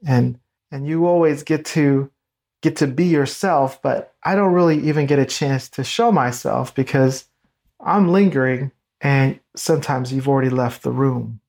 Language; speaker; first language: English; native; English